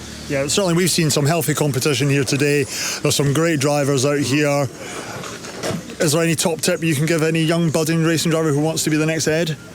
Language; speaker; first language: English; native; English